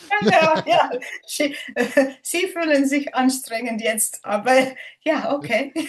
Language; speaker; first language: German; non-native, learner; Finnish